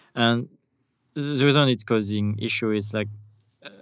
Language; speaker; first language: English; non-native, fluent; French